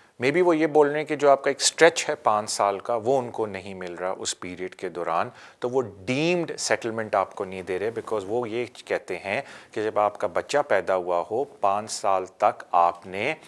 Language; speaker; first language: Urdu; native; Urdu